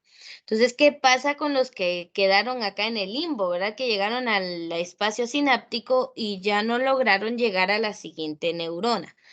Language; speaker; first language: Spanish; native; Spanish